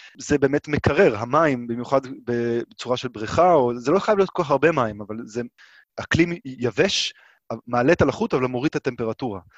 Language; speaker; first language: Hebrew; native; Hebrew